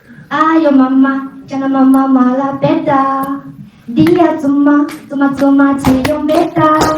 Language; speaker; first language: Indonesian; non-native, fluent; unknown